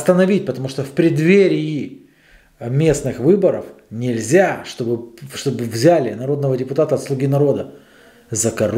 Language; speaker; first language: Russian; native; Russian